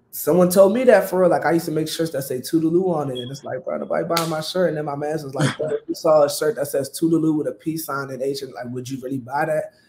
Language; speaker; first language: English; native; English